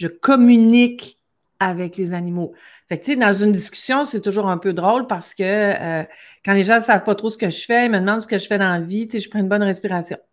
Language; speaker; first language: French; native; French